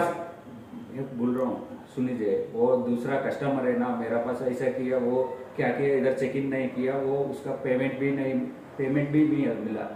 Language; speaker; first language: Hindi; non-native, local second language; Kannada